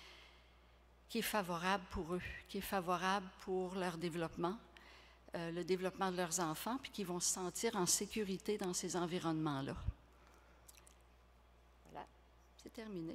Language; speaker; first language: French; native; French